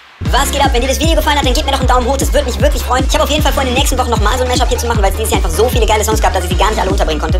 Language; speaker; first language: German; native; German